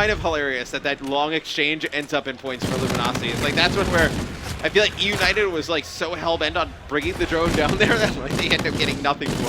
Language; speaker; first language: English; native; English